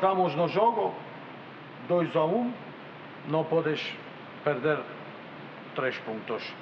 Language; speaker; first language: Portuguese; non-native, learner; Romanian